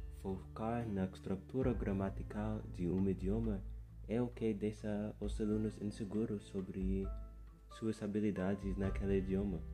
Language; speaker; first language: Portuguese; non-native, fluent; English